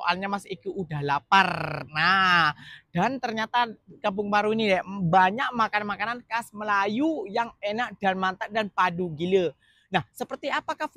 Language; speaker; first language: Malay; non-native, local second language; Javanese